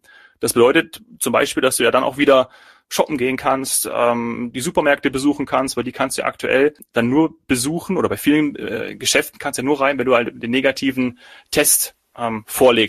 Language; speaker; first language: German; native; German